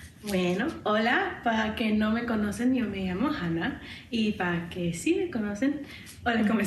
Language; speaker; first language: Spanish; non-native, learner; English